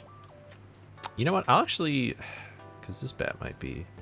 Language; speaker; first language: English; native; English